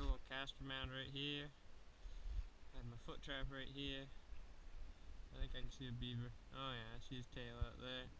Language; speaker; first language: English; native; English